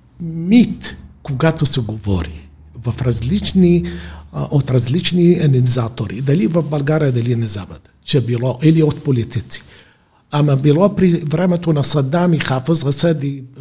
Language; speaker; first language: Bulgarian; non-native, fluent; Arabic